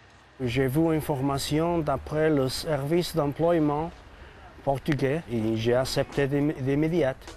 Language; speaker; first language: French; non-native, learner; Portuguese